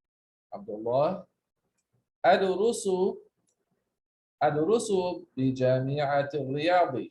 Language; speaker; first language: Arabic; non-native, fluent; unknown